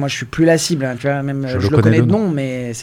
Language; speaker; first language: French; native; French